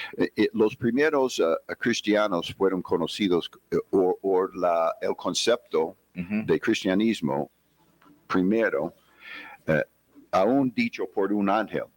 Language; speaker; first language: Spanish; non-native, fluent; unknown